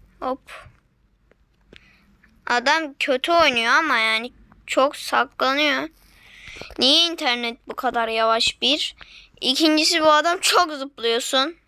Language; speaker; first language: Turkish; native; Turkish